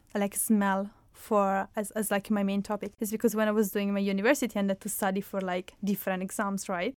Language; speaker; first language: English; non-native, fluent; Italian